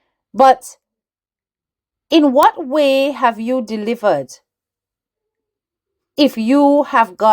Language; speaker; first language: English; native; English